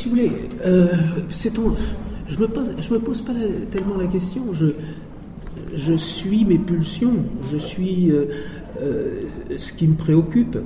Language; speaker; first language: French; native; French